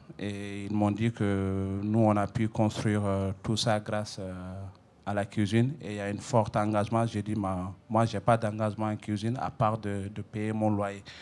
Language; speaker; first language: French; non-native, local second language; Fula